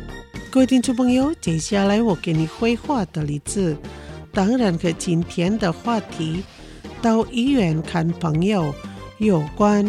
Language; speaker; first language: Chinese; non-native, fluent; Indonesian